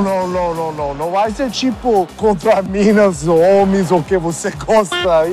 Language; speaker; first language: Portuguese; non-native, learner; English